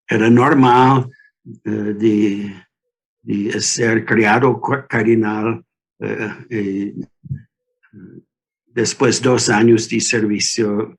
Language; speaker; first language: Spanish; non-native, learner; English